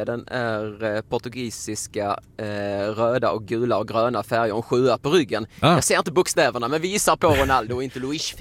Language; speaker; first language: Swedish; native; Swedish